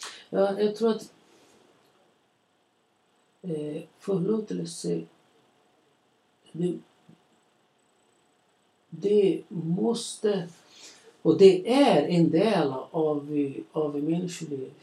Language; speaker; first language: Swedish; non-native, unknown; Portuguese